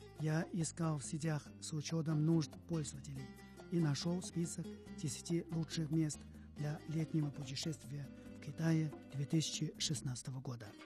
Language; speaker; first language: Russian; non-native, fluent; Chinese